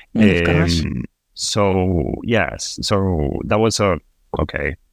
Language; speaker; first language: English; non-native, fluent; Spanish